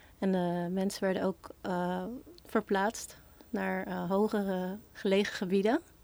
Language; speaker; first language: Dutch; native; Dutch